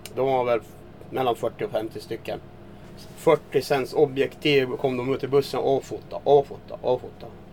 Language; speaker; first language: Swedish; native; Swedish